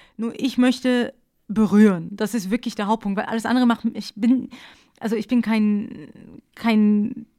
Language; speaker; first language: German; early bilingual, other home language; Persian